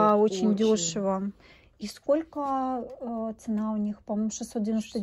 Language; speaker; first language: Russian; native; Russian